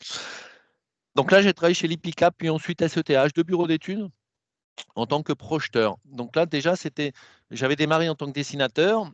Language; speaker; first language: French; native; French